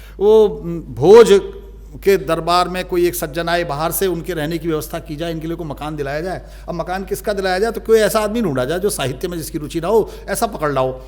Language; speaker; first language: Hindi; native; Hindi